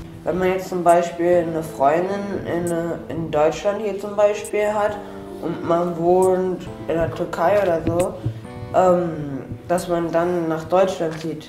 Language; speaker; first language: German; early bilingual, other home language; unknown